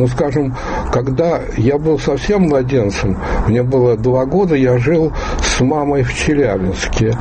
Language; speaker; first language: Russian; native; Russian